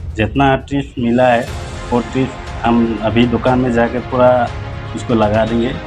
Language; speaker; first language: Hindi; non-native, local second language; Assamese